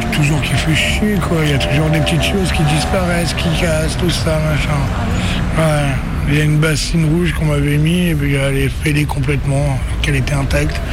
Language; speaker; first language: French; native; French